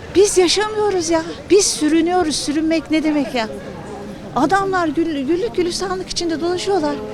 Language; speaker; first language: Turkish; native; Turkish